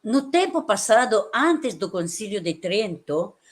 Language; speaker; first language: Portuguese; non-native, fluent; Italian